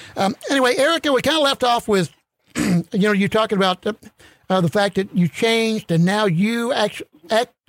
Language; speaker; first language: English; native; English